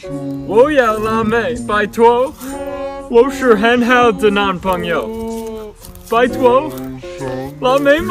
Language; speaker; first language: Chinese; non-native, learner; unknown